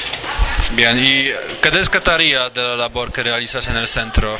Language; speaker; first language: Spanish; native; Spanish